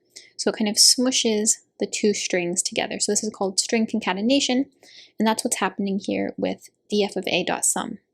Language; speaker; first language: English; native; English